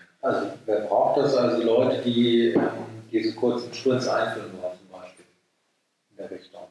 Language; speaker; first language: German; native; German